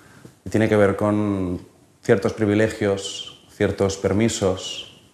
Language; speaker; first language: Spanish; native; Spanish